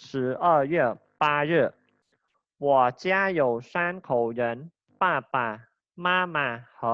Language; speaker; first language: Chinese; non-native, fluent; Khmer